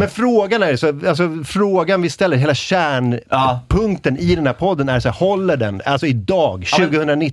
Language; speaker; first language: Swedish; native; Swedish